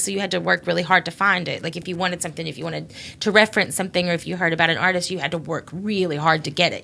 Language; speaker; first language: English; native; English